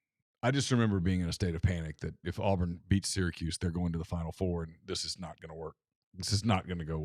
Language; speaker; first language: English; native; English